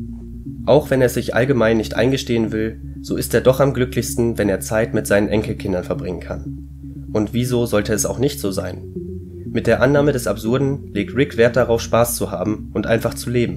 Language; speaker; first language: German; native; German